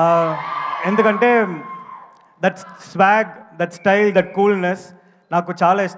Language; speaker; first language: Telugu; non-native, learner; Tamil